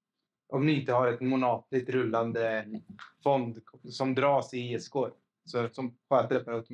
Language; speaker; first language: Swedish; native; Swedish